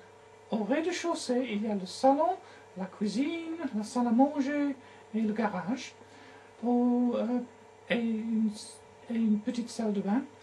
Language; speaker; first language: French; non-native, learner; English